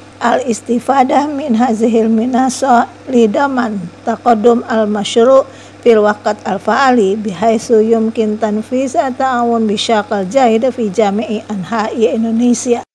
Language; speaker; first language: Arabic; non-native, fluent; Indonesian